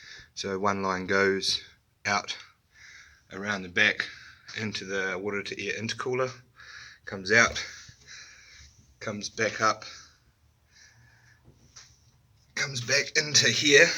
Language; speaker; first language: English; native; English